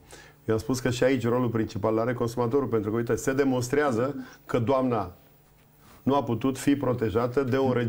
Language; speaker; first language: Romanian; native; Romanian